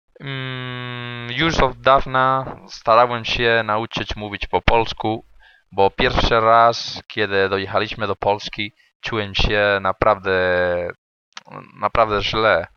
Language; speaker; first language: Polish; non-native, learner; Spanish